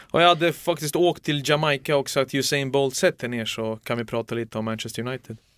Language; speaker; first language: Swedish; early bilingual, other home language; Serbian